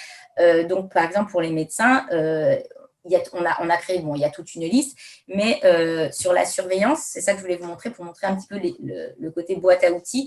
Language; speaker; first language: French; native; French